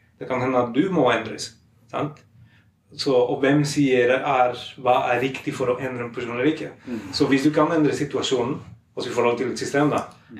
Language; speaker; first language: Norwegian; non-native, fluent; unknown